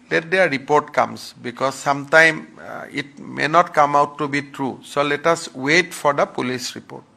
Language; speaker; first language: English; non-native, local second language; Assamese